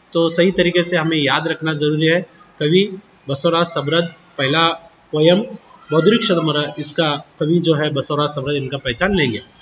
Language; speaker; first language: Hindi; non-native, local second language; Kannada